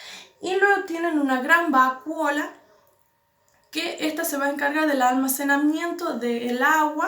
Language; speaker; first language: Spanish; native; Spanish